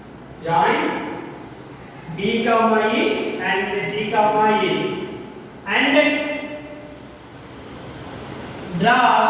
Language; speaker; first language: English; non-native, local second language; Telugu